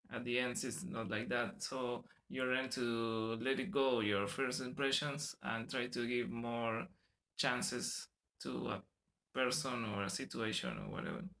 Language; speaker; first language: English; non-native, fluent; Spanish